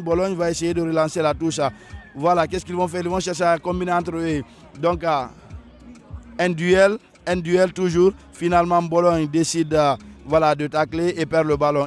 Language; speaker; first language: French; non-native, local second language; Fula